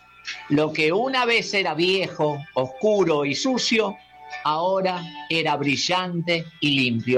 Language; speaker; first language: Spanish; native; Spanish